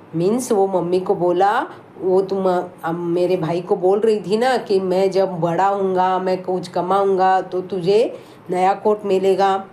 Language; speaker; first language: Hindi; non-native, local second language; Marathi